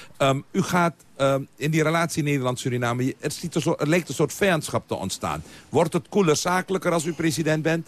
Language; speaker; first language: Dutch; non-native, local second language; Caribbean Hindustani